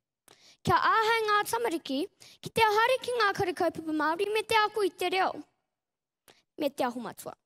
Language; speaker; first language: Māori; non-native, local second language; English